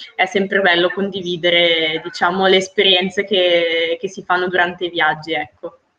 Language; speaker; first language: Italian; native; Italian